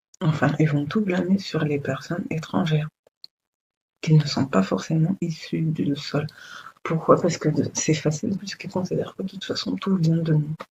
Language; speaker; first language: French; early bilingual, other home language; Lingala